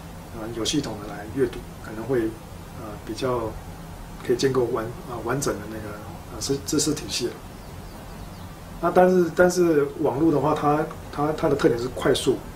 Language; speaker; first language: Chinese; native; Chinese